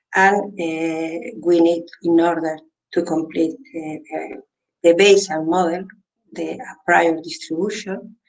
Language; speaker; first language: English; non-native, fluent; Spanish